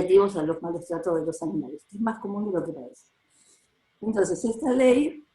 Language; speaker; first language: Spanish; native; Spanish